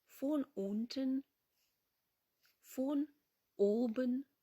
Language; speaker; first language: German; non-native, fluent; Ukrainian